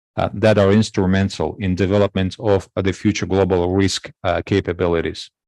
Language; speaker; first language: English; non-native, fluent; Azerbaijani